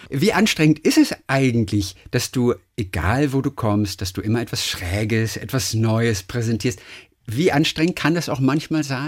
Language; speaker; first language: German; native; German